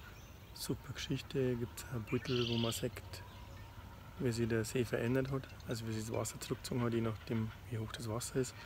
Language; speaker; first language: German; native; German